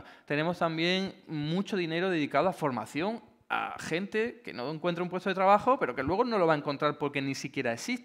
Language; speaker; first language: Spanish; native; Spanish